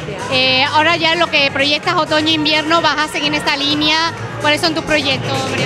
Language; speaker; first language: Spanish; native; Spanish